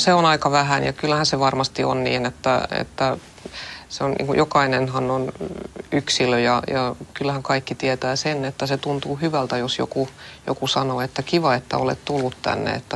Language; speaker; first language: Finnish; non-native, local second language; Swedish